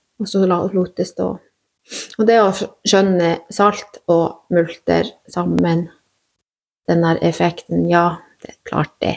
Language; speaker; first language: Norwegian; native; Norwegian